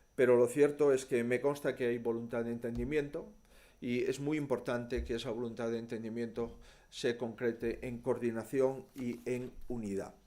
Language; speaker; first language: Spanish; native; Spanish